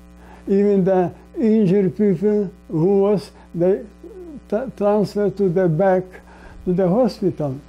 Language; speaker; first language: English; non-native, learner; Polish